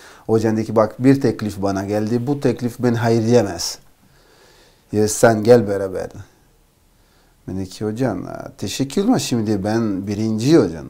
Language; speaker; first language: Turkish; non-native, learner; Portuguese